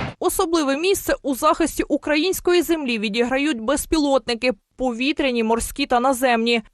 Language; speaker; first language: Ukrainian; native; Ukrainian